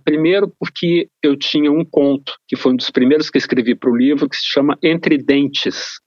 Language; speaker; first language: Portuguese; native; Portuguese